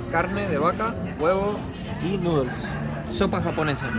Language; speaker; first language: Spanish; native; Spanish